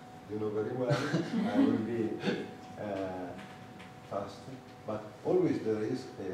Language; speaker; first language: English; non-native, learner; Italian